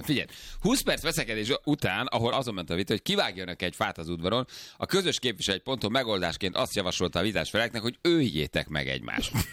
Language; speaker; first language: Hungarian; native; Hungarian